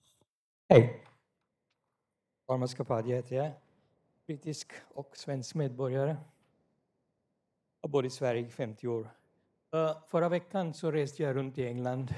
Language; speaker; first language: Swedish; non-native, fluent; English